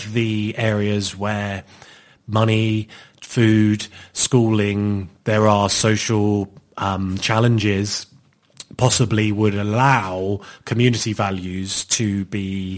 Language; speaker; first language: English; native; English